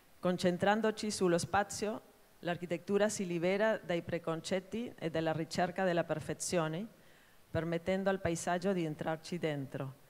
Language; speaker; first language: Italian; non-native, fluent; Spanish